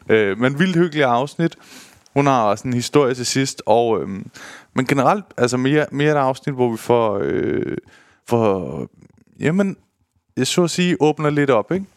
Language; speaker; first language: Danish; early bilingual, other home language; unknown